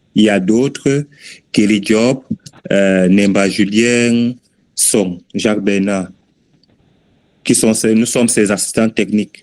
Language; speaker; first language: French; native; French